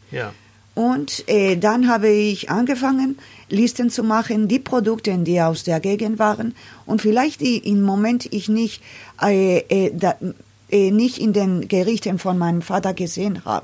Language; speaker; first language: German; non-native, learner; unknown